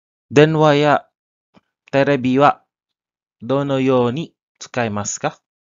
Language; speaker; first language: Japanese; non-native, learner; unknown